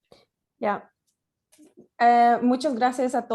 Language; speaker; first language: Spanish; non-native, learner; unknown